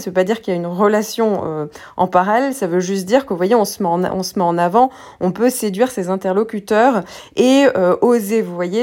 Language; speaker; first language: French; native; French